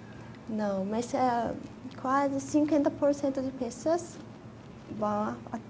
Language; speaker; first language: Portuguese; non-native, fluent; Japanese